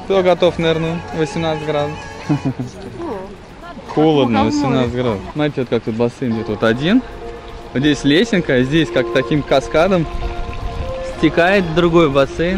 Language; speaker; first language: Russian; native; Russian